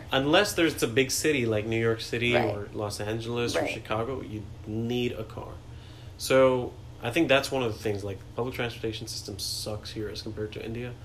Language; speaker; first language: English; non-native, local second language; Hindi